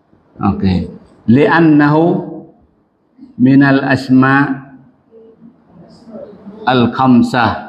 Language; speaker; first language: Arabic; non-native, fluent; Western Cham